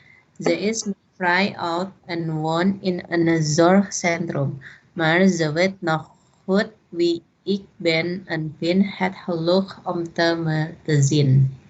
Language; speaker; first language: Dutch; non-native, learner; Indonesian